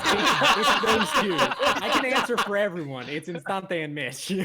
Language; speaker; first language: English; native; English